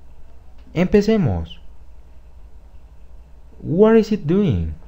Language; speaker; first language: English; non-native, fluent; Spanish